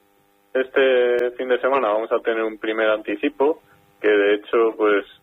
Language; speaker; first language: Spanish; native; Spanish